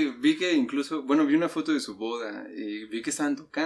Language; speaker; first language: Spanish; native; Spanish